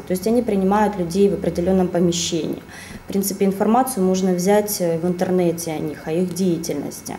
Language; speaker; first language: Russian; native; Russian